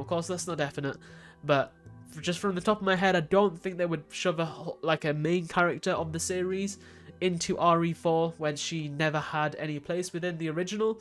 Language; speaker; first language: English; native; English